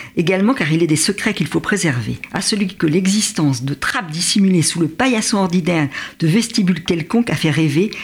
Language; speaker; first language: French; native; French